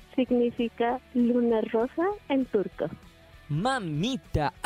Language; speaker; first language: Spanish; non-native, fluent; Turkish